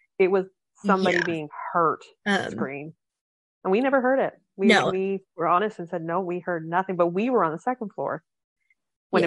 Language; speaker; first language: English; native; English